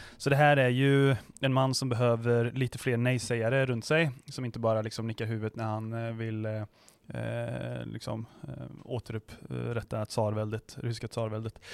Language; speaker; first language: Swedish; native; Swedish